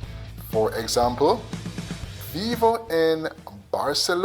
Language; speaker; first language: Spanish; non-native, fluent; English